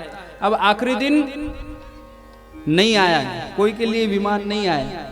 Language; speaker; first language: Hindi; native; Hindi